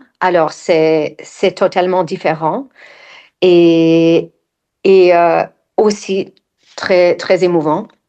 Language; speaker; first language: French; non-native, fluent; English